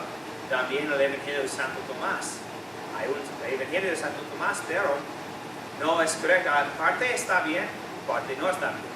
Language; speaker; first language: Spanish; non-native, fluent; English